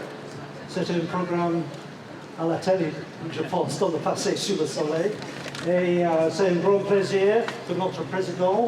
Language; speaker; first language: French; non-native, learner; English